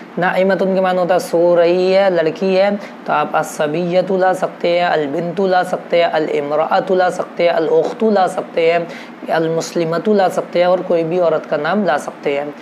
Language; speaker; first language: Urdu; native; Urdu